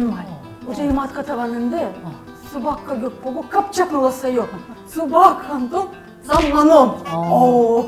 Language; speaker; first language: Korean; non-native, fluent; Russian